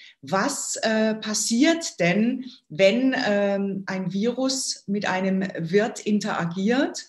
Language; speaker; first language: German; native; German